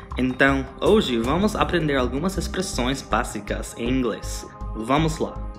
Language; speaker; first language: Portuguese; non-native, fluent; English